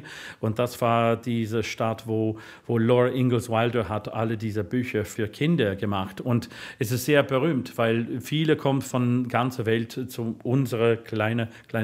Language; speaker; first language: German; non-native, learner; English